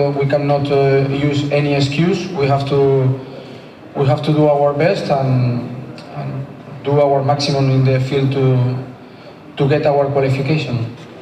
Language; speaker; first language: English; non-native, fluent; Spanish